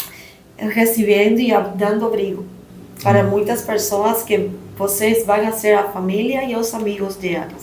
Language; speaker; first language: Portuguese; non-native, learner; Spanish